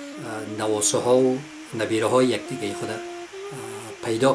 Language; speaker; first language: Persian; native; Persian